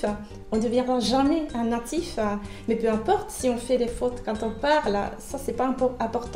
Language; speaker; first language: French; non-native, fluent; Finnish